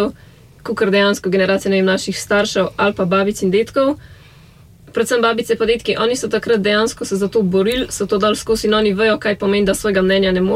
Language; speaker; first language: Slovenian; native; Slovenian